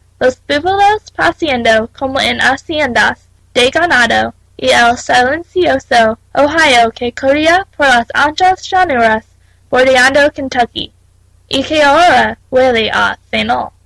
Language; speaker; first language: Spanish; non-native, learner; English